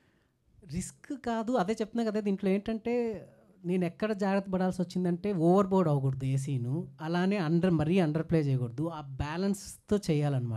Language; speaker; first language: Telugu; native; Telugu